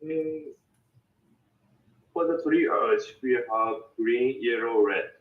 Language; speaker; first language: English; non-native, fluent; Japanese